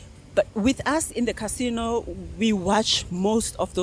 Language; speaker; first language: English; non-native, local second language; Xhosa